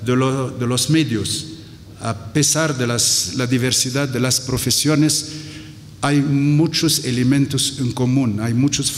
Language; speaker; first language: Spanish; non-native, fluent; Arabic